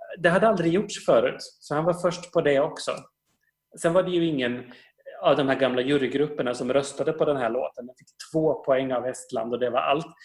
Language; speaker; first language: Swedish; native; Swedish